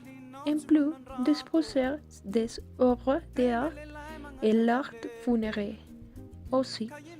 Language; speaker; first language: French; non-native, learner; Spanish